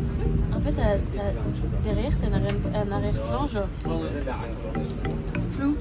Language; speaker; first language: French; native; French